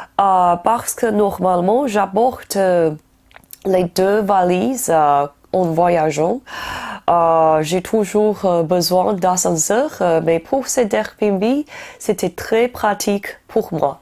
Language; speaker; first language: French; non-native, learner; Chinese